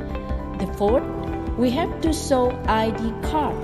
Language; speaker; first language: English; non-native, learner; Indonesian